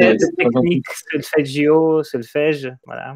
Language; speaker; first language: French; non-native, fluent; Ukrainian